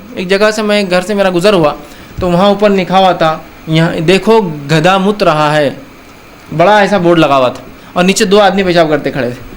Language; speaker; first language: Urdu; native; Urdu